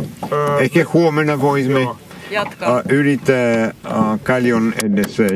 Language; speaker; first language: Finnish; non-native, learner; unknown